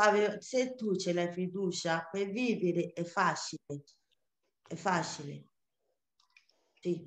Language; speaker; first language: Italian; non-native, learner; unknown